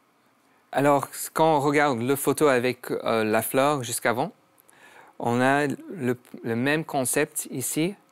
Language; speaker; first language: French; non-native, learner; English